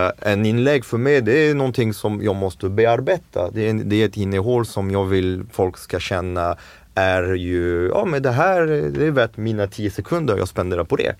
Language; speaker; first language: Swedish; non-native, fluent; French